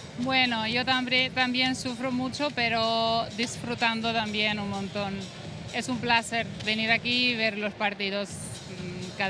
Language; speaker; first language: Spanish; non-native, fluent; Georgian